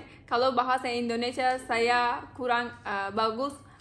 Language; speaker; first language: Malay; non-native, learner; Turkish